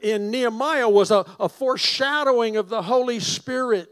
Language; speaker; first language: English; native; English